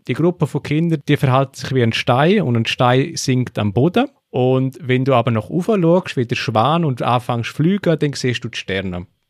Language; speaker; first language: German; native; German